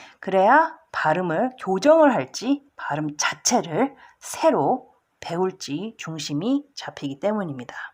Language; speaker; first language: Korean; early bilingual, heritage; Korean